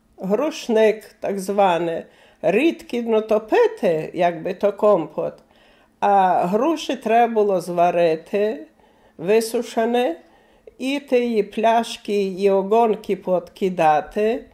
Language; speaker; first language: Ukrainian; native; Ukrainian